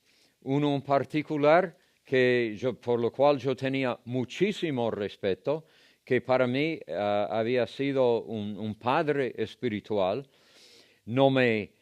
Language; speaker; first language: Spanish; non-native, fluent; English